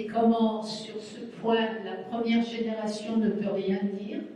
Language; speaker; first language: French; non-native, fluent; Spanish